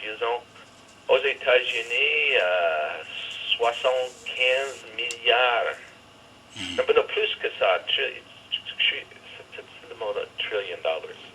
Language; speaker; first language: French; non-native, learner; English